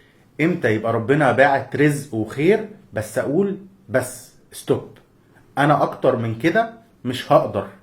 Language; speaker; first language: Arabic; native; Arabic